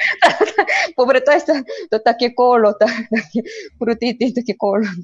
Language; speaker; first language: Ukrainian; non-native, learner; Korean